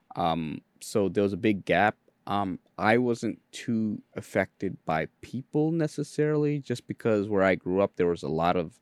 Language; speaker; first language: English; early bilingual, other home language; Bangla